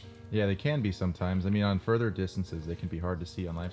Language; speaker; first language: English; native; English